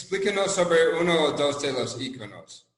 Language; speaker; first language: Spanish; non-native, fluent; English